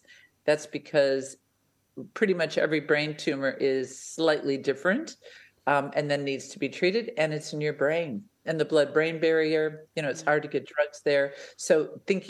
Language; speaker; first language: English; native; English